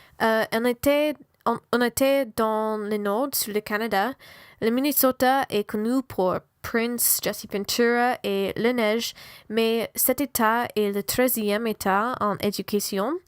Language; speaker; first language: French; non-native, learner; English